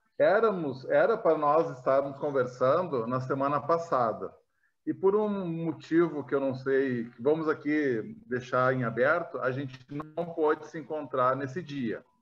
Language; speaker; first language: Portuguese; native; Portuguese